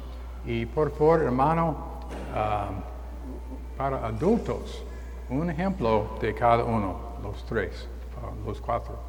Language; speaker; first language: Spanish; non-native, learner; English